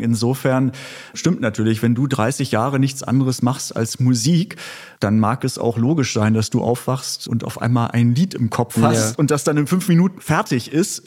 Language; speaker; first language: German; native; German